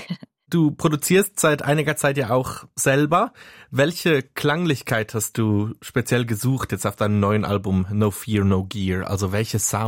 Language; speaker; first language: German; native; German